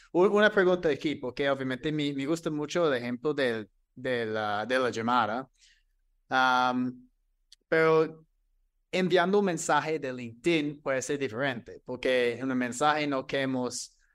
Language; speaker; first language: Spanish; non-native, fluent; English